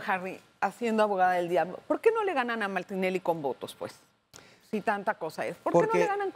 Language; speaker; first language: Spanish; native; Spanish